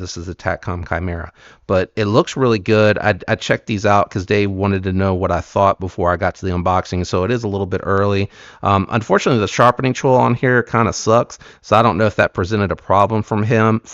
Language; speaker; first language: English; native; English